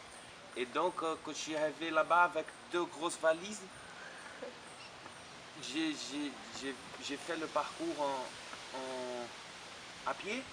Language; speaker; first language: French; non-native, fluent; Portuguese